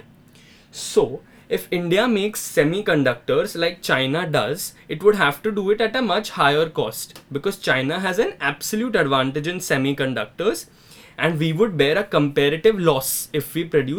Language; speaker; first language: English; non-native, local second language; Hindi